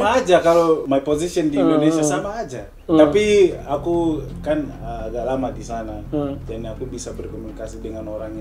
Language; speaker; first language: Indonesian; non-native, fluent; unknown